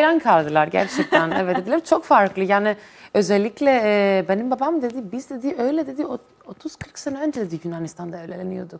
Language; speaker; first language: Turkish; non-native, fluent; Greek